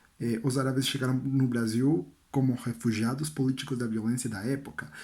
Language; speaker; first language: Portuguese; non-native, learner; Spanish